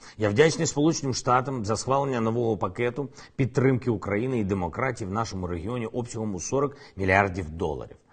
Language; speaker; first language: Ukrainian; non-native, local second language; Russian